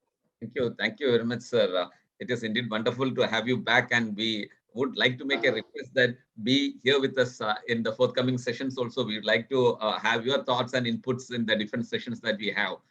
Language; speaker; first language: English; non-native, local second language; Malayalam